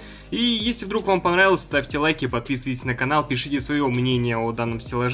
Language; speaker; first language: Russian; native; Russian